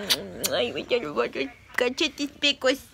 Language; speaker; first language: Spanish; early bilingual, heritage; Spanish